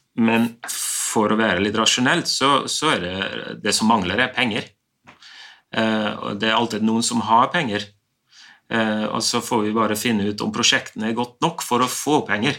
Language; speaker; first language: Norwegian; non-native, fluent; Dutch